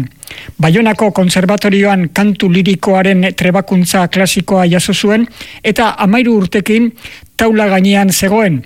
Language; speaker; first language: Basque; native; Basque